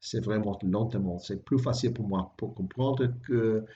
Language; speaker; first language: French; non-native, learner; English